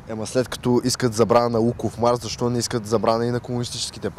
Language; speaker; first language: Bulgarian; native; Bulgarian